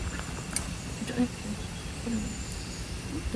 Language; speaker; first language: Japanese; native; Japanese